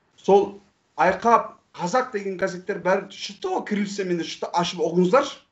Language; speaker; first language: Kazakh; non-native, fluent; Turkish